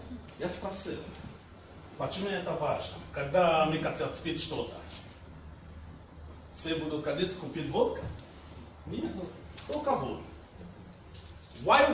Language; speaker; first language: Russian; non-native, learner; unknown